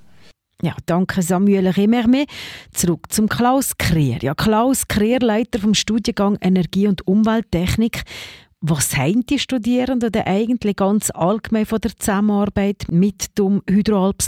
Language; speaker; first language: German; native; German